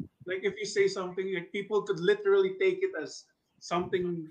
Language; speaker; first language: English; non-native, local second language; Filipino